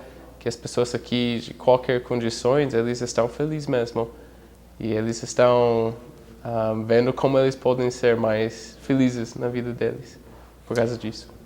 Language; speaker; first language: Portuguese; non-native, fluent; English